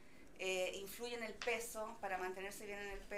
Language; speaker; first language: Spanish; native; Spanish